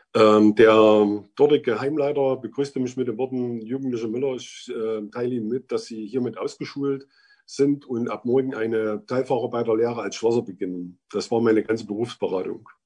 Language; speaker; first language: German; native; German